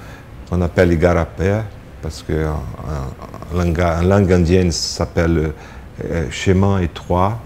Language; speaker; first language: French; non-native, fluent; Portuguese